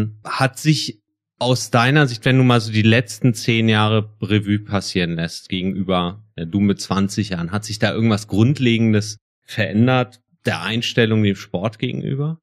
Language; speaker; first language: German; native; German